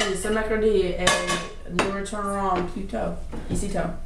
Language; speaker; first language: French; non-native, learner; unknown